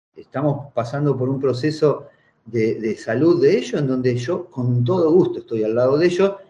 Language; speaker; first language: Spanish; native; Spanish